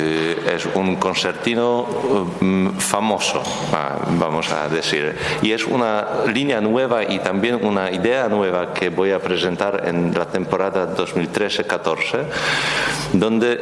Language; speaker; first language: Spanish; non-native, learner; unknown